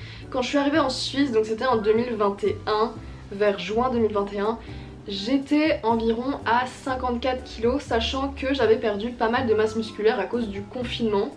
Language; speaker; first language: French; native; French